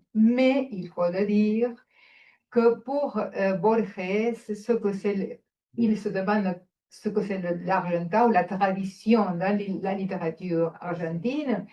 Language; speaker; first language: French; non-native, fluent; Spanish